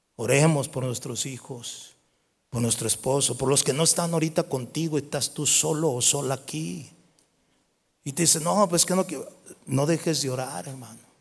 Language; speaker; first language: Spanish; native; Spanish